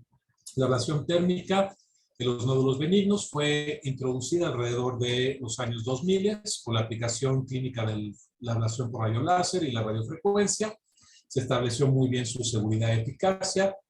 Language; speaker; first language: Spanish; native; Spanish